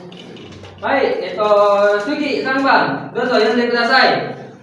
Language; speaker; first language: Japanese; non-native, fluent; Indonesian